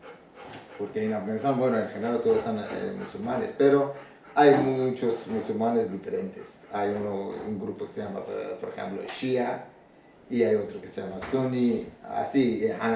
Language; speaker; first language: Spanish; non-native, learner; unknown